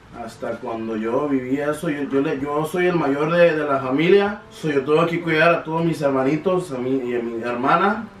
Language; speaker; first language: Spanish; early bilingual, heritage; Spanish